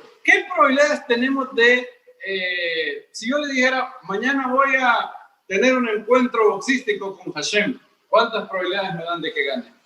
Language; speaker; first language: Spanish; native; Spanish